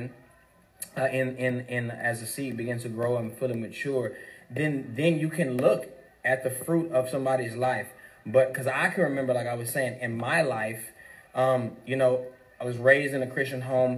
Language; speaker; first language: English; native; English